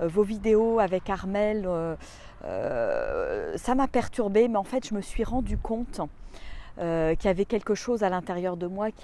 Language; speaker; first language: French; native; French